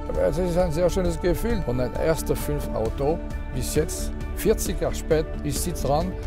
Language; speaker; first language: German; non-native, fluent; French